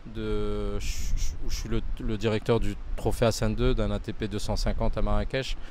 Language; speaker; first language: French; native; French